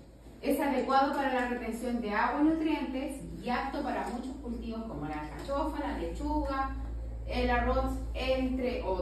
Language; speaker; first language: Spanish; native; Spanish